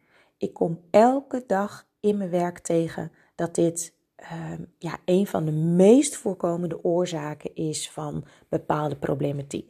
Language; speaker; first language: Dutch; native; Dutch